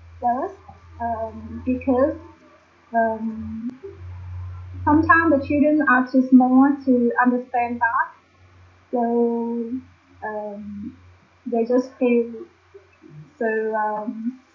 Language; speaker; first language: English; non-native, learner; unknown